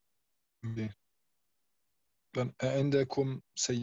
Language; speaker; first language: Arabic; non-native, learner; German